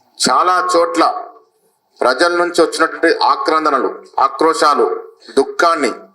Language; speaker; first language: Telugu; native; Telugu